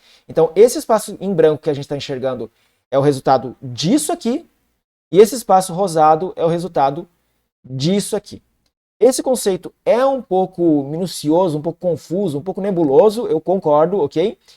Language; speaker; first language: Portuguese; native; Portuguese